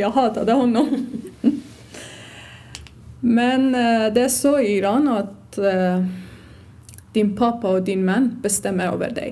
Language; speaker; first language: Swedish; non-native, learner; Persian